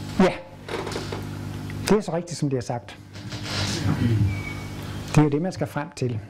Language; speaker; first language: Danish; native; Danish